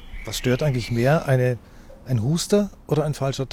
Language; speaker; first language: German; native; German